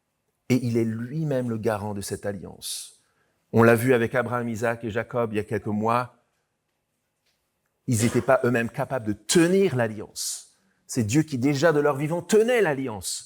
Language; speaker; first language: French; native; French